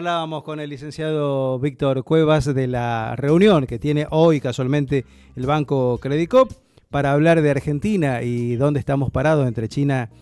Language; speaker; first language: Spanish; native; Spanish